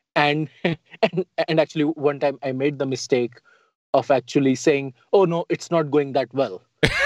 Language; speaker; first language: English; non-native, local second language; Hindi